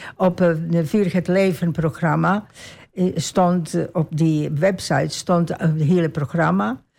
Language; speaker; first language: Dutch; non-native, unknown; Croatian